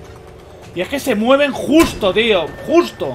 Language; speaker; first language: Spanish; native; Spanish